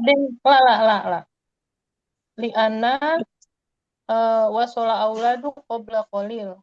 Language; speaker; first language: Arabic; non-native, learner; Indonesian